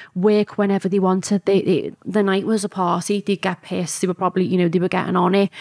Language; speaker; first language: English; native; English